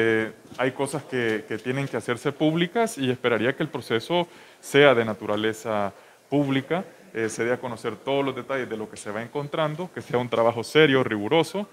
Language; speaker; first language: Spanish; native; Spanish